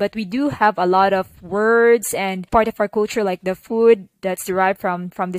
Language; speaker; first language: English; non-native, local second language; Cebuano